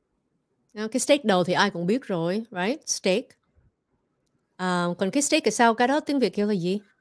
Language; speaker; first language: Vietnamese; early bilingual, heritage; Vietnamese